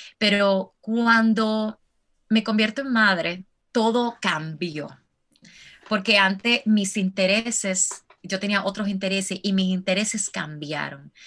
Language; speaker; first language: Spanish; native; Spanish